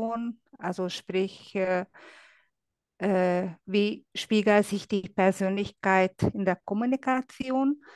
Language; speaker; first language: German; non-native, fluent; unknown